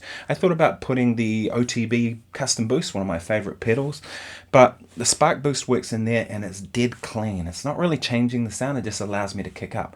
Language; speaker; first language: English; native; English